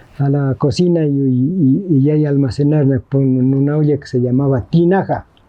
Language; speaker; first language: Spanish; native; Spanish